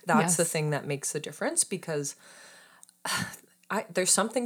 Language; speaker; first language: English; native; English